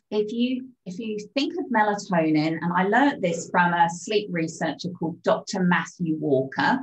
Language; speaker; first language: English; native; English